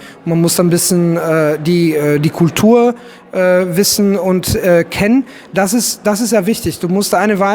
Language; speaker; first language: German; non-native, fluent; Italian